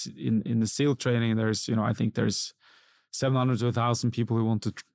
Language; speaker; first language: English; non-native, fluent; Norwegian